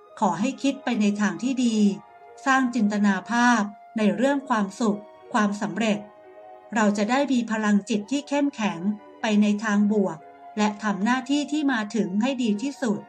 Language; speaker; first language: Thai; native; Thai